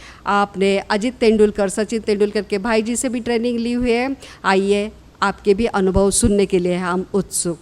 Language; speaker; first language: Hindi; native; Hindi